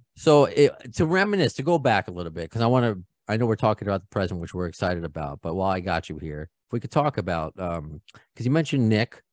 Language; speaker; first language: English; native; English